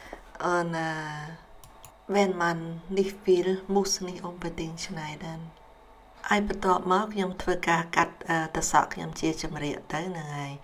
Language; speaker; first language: German; non-native, learner; Khmer